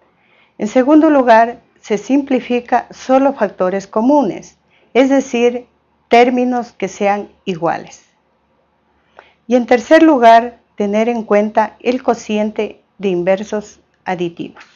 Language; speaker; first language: Spanish; native; Spanish